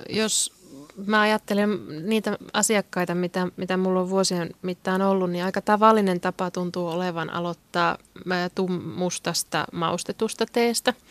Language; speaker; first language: Finnish; non-native, local second language; Swedish